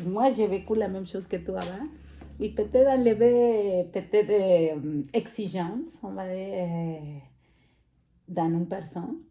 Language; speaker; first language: French; non-native, fluent; Spanish